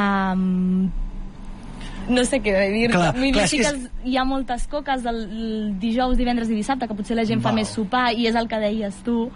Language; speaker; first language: Catalan; native; Catalan